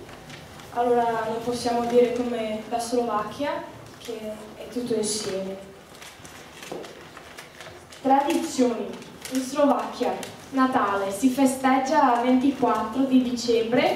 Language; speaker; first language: Italian; early bilingual, heritage; Slovak